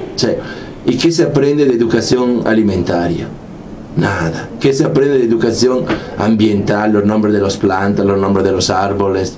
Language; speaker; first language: Spanish; non-native, fluent; Italian